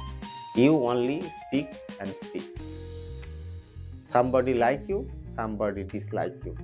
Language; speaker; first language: English; non-native, learner; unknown